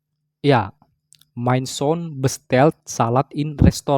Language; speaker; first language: German; non-native, learner; Indonesian